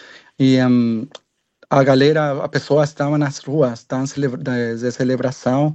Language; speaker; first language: Portuguese; non-native, learner; Spanish